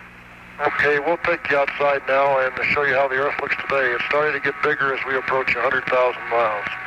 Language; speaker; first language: English; native; English